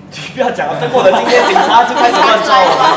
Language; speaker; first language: Chinese; native; Chinese